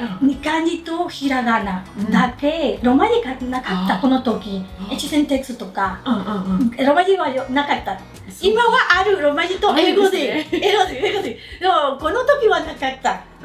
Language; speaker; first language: Japanese; non-native, learner; Spanish